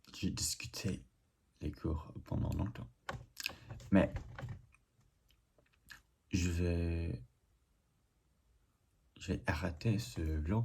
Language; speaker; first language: French; non-native, learner; English